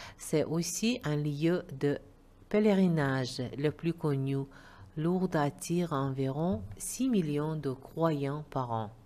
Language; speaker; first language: French; non-native, fluent; Uzbek